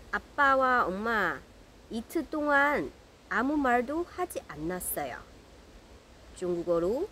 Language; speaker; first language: Korean; non-native, fluent; Chinese